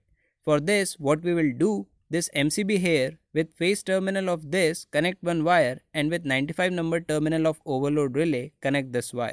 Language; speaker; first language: English; non-native, local second language; Hindi